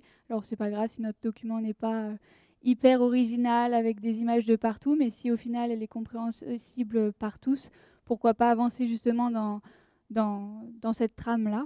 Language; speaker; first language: French; native; French